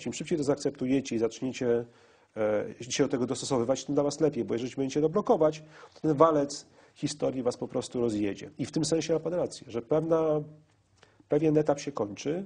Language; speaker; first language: Polish; native; Polish